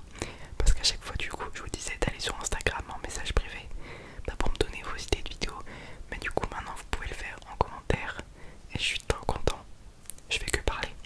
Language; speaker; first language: French; native; French